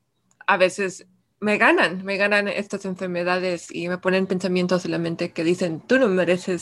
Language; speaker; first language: Spanish; early bilingual, heritage; Spanish